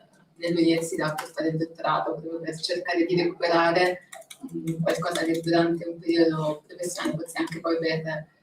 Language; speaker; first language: Italian; native; Italian